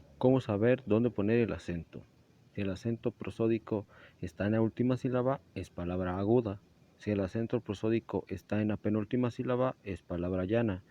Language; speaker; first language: Spanish; native; Spanish